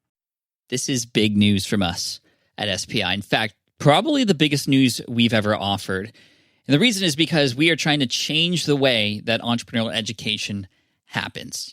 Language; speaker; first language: English; native; English